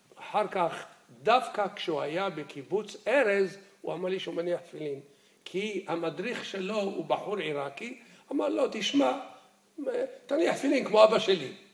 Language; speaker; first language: Hebrew; early bilingual, other home language; Arabic